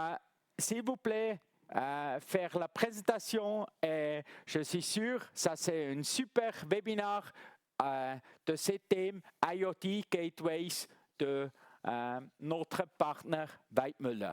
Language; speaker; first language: French; non-native, local second language; German